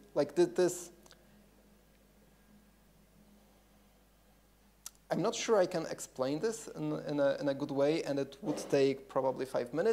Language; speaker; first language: English; non-native, fluent; Polish